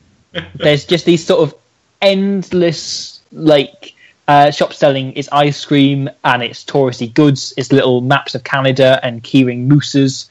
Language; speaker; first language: English; native; English